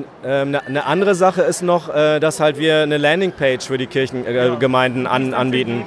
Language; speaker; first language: German; native; German